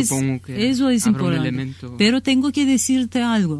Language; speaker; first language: Spanish; non-native, learner; Kurdish